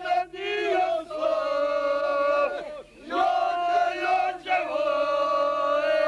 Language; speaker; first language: Bosnian; native; Bosnian